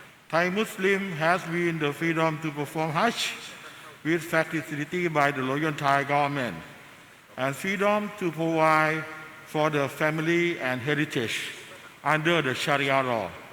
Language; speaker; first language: English; non-native, learner; Thai